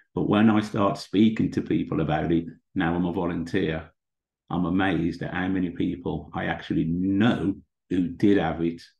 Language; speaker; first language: English; native; English